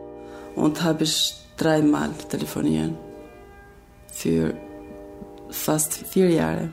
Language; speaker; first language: German; non-native, learner; Albanian